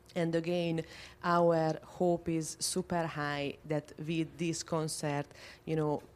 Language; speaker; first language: English; non-native, fluent; Hungarian